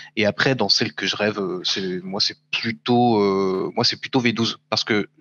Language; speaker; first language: French; native; French